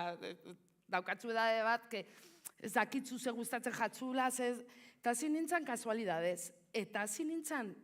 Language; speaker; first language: Basque; non-native, local second language; Spanish